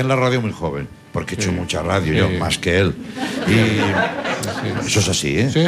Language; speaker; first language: Spanish; native; Spanish